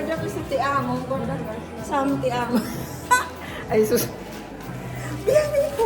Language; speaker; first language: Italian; non-native, learner; Filipino